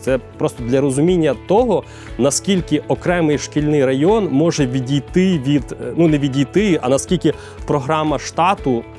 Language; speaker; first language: Ukrainian; native; Ukrainian